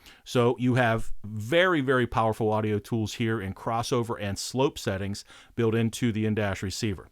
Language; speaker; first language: English; native; English